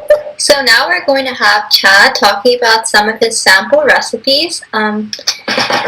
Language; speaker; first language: English; native; English